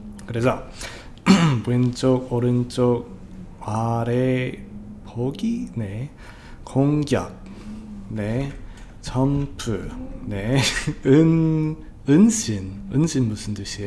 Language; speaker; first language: Korean; non-native, learner; English